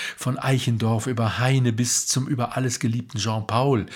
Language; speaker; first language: German; native; German